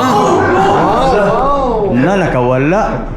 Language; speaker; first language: Filipino; non-native, local second language; Hiligaynon